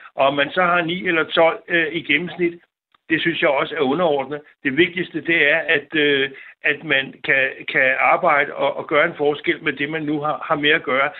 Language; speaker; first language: Danish; native; Danish